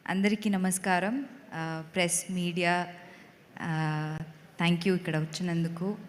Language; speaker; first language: Telugu; non-native, fluent; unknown